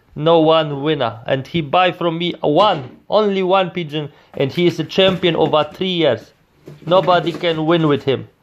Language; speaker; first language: English; non-native, learner; Polish